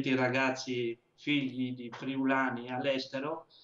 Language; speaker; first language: Italian; native; Italian